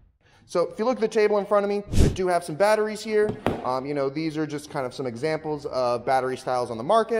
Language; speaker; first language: English; native; English